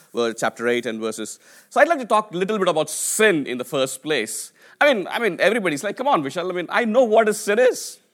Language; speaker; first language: English; non-native, local second language; Telugu